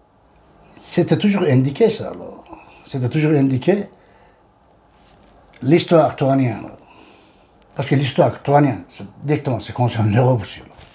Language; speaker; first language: French; non-native, learner; Turkish